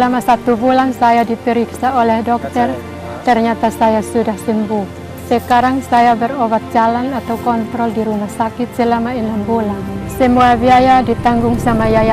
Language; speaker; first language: Indonesian; non-native, local second language; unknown